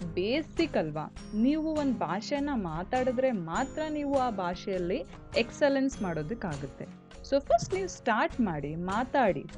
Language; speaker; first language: Kannada; non-native, local second language; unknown